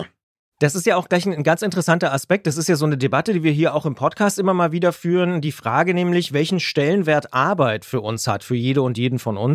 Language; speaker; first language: German; native; German